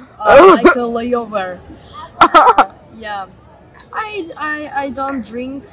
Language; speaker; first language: English; non-native, learner; Russian